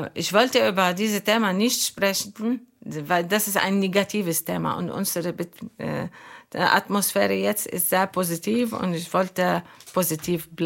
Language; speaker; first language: German; non-native, learner; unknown